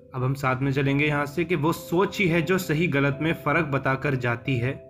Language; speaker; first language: Hindi; native; Hindi